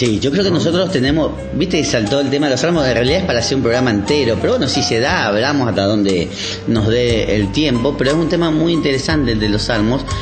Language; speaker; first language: Spanish; native; Spanish